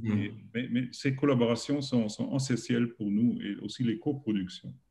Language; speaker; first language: French; non-native, learner; German